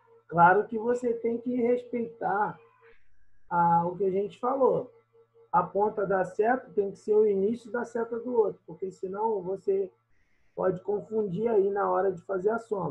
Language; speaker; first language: Portuguese; native; Portuguese